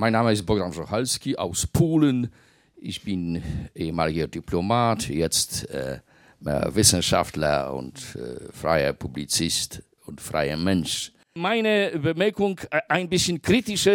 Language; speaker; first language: German; non-native, fluent; Polish